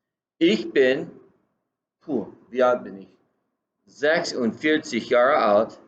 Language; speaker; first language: German; non-native, fluent; English